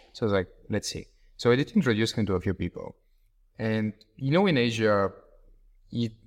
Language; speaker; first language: English; non-native, fluent; Bulgarian